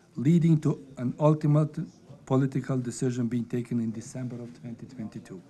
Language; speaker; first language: English; non-native, fluent; Albanian